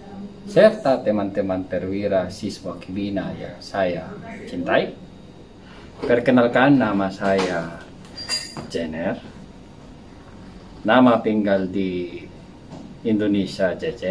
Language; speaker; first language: Indonesian; non-native, learner; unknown